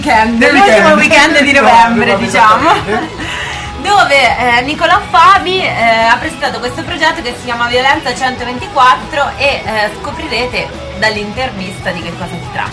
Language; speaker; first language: Italian; native; Italian